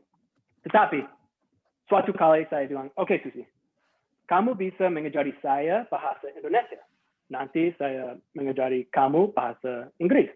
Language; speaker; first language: Indonesian; non-native, fluent; English